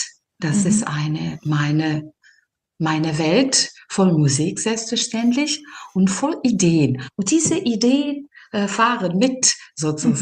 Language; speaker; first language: German; non-native, fluent; Serbian